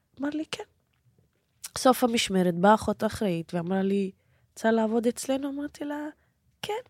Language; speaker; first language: Hebrew; non-native, local second language; Arabic